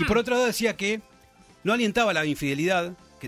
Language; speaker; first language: Spanish; native; Spanish